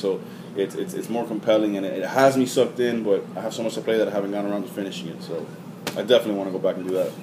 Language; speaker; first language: English; native; English